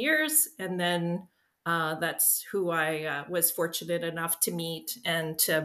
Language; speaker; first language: English; native; English